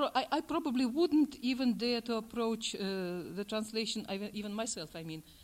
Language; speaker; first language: English; non-native, fluent; Russian